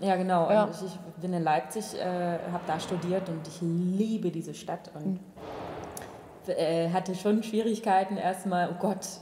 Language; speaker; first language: German; native; German